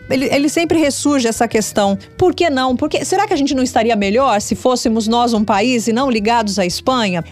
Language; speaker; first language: Portuguese; native; Portuguese